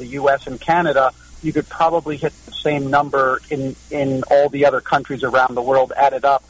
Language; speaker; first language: English; native; English